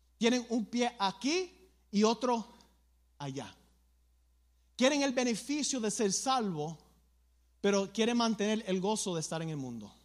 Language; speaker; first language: Spanish; early bilingual, other home language; English